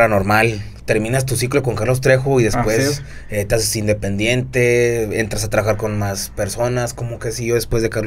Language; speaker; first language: Spanish; native; Spanish